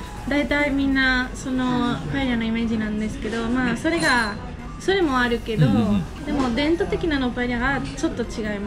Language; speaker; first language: Japanese; non-native, fluent; Spanish